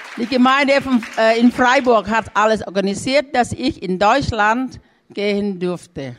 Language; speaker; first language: German; non-native, learner; Thai